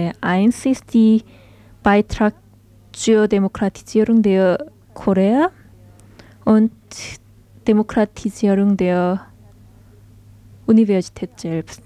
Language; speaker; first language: German; non-native, learner; Korean